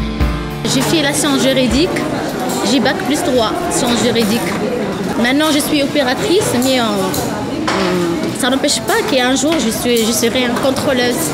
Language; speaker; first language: French; non-native, local second language; Arabic